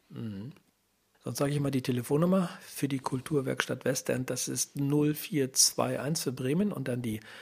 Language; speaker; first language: German; native; German